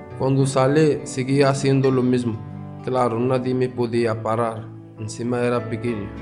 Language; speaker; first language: Spanish; non-native, fluent; Arabic